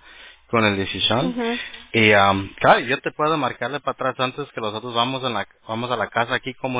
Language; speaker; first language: Spanish; early bilingual, heritage; Spanish